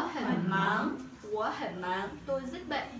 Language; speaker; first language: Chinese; non-native, fluent; Vietnamese